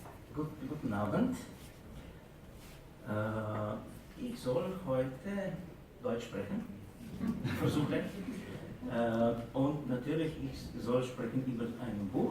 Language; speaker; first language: German; non-native, fluent; Slovenian